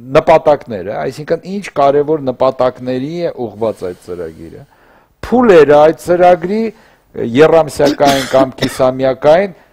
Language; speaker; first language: Armenian; native; Armenian